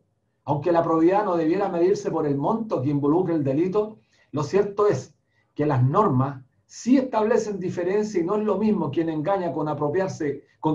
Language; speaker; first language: Spanish; native; Spanish